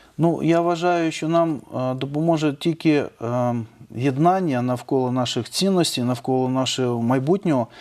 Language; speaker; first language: Ukrainian; non-native, local second language; Russian